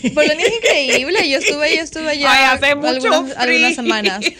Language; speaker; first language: Spanish; native; Spanish